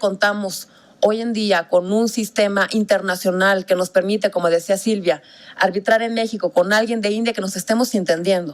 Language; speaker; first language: Spanish; native; Spanish